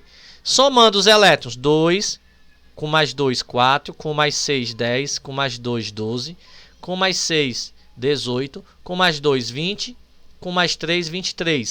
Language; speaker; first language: Portuguese; native; Portuguese